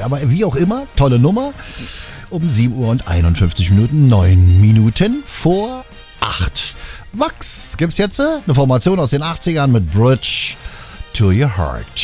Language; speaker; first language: German; native; German